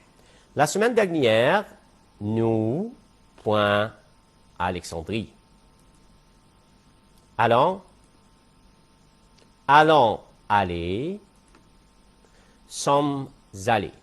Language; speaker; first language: French; non-native, fluent; Arabic